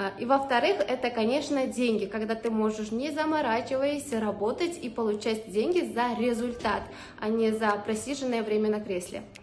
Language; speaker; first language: Russian; non-native, local second language; Uzbek